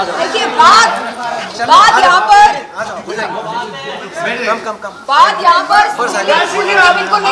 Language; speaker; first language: Hindi; native; Hindi